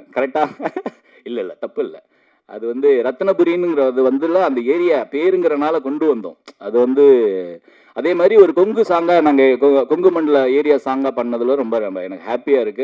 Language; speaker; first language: Tamil; native; Tamil